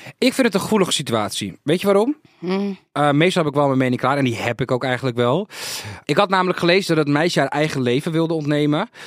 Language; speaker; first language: Dutch; native; Dutch